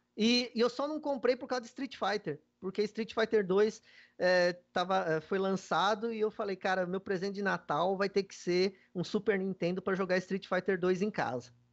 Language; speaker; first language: Portuguese; native; Portuguese